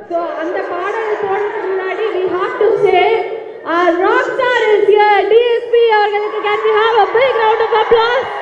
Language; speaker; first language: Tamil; native; Tamil